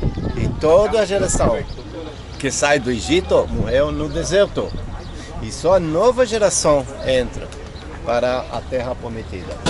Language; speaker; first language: Portuguese; non-native, fluent; Hebrew